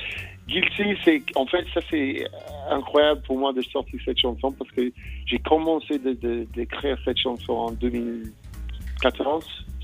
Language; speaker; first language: French; non-native, fluent; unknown